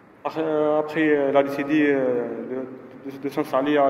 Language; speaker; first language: French; non-native, learner; Arabic